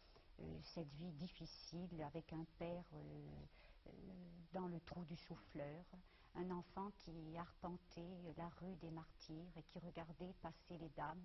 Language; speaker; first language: French; native; French